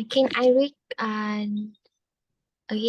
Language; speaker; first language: English; non-native, learner; Vietnamese